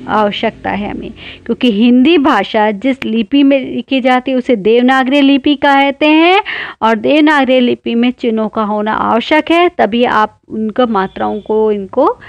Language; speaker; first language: Hindi; native; Hindi